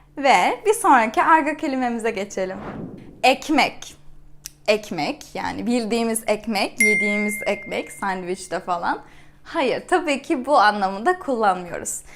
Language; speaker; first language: Turkish; native; Turkish